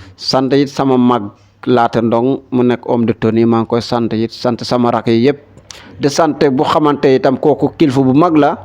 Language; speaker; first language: Wolof; non-native, local second language; Serer